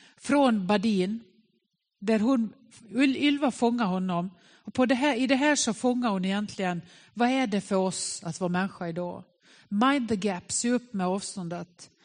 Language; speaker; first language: Swedish; native; Swedish